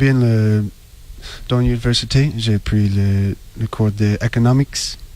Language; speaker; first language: French; non-native, learner; English